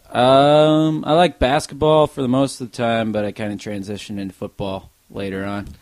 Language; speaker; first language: English; native; English